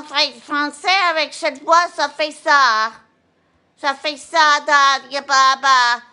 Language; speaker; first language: French; non-native, fluent; English